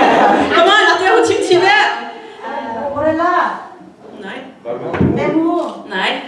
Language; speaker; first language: Norwegian; non-native, fluent; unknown